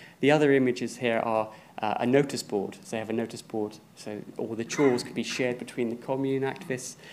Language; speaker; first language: English; native; English